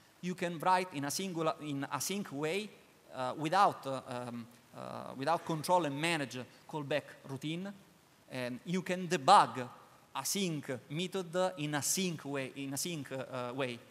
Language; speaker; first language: English; non-native, learner; Italian